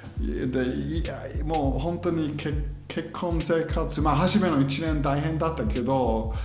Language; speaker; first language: Japanese; non-native, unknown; German